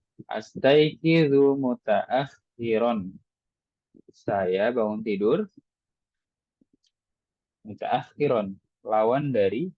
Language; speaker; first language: Arabic; non-native, local second language; Indonesian